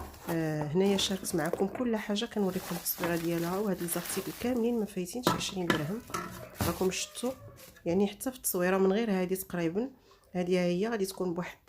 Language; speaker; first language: Arabic; native; Arabic